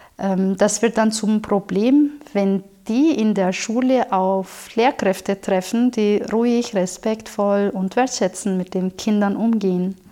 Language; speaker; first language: German; non-native, fluent; Turkish